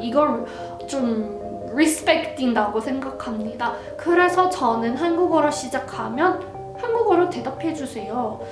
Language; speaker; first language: Korean; non-native, fluent; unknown